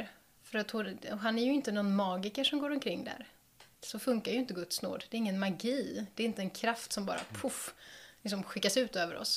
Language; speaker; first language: Swedish; native; Swedish